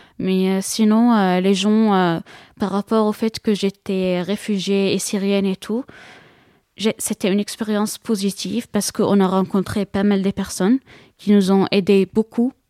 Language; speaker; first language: French; non-native, fluent; Arabic